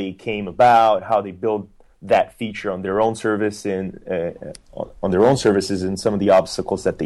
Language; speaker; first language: English; non-native, fluent; Portuguese